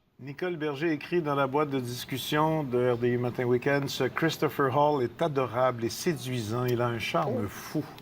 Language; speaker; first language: French; native; French